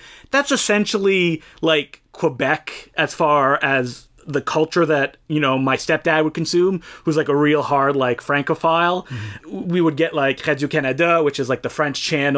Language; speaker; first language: English; non-native, fluent; French